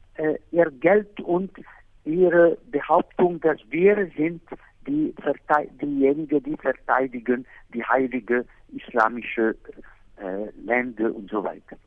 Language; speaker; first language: German; non-native, fluent; Arabic